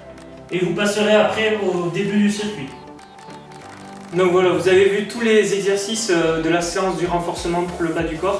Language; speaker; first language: French; native; French